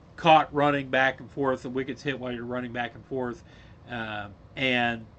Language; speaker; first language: English; native; English